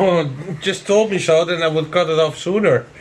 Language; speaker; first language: English; non-native, fluent; Dutch